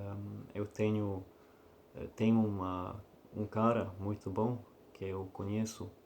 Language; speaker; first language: Portuguese; non-native, learner; Russian